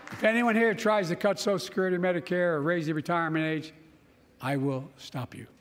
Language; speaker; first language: English; native; English